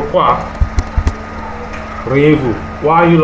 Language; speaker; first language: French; non-native, learner; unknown